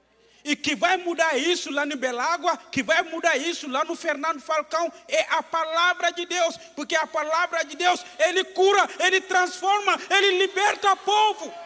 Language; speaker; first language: Portuguese; non-native, fluent; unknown